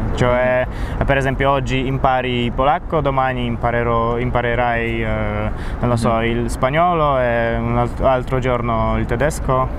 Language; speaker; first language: Italian; non-native, learner; Polish